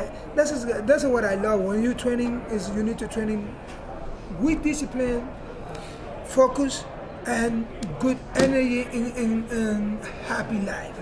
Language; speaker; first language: English; non-native, learner; Spanish